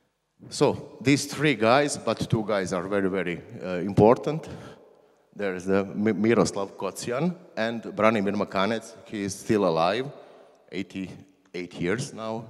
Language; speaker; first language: English; non-native, learner; Croatian